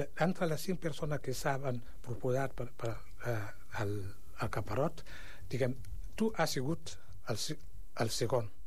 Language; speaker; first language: Catalan; non-native, fluent; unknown